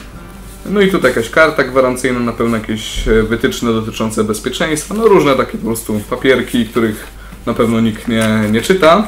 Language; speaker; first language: Polish; native; Polish